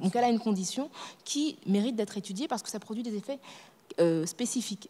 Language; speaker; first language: French; native; French